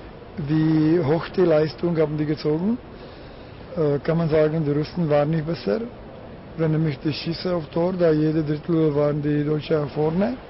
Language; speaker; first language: German; non-native, learner; Czech